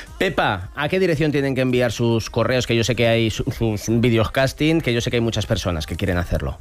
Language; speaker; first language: Spanish; native; Spanish